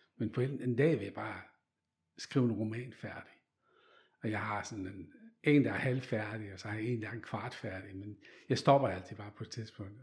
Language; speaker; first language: Danish; non-native, fluent; Dutch